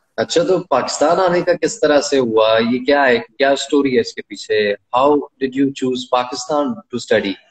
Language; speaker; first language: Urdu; native; Urdu